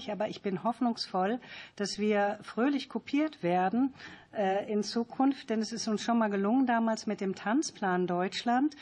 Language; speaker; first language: German; native; German